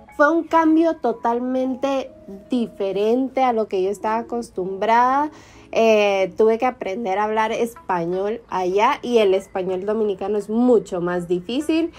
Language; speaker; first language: Spanish; early bilingual, heritage; Spanish